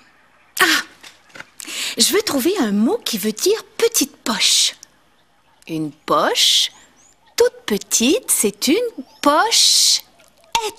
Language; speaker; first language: French; native; French